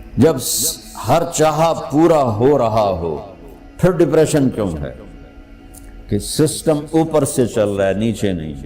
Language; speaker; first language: Urdu; non-native, local second language; Punjabi